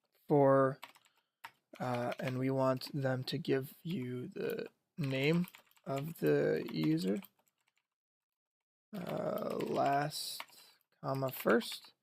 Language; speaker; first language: English; native; English